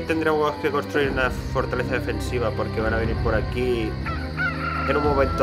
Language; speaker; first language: Spanish; native; Spanish